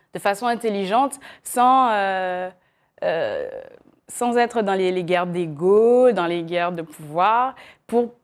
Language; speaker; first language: French; native; French